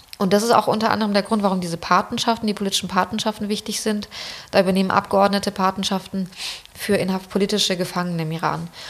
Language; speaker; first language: German; early bilingual, other home language; Persian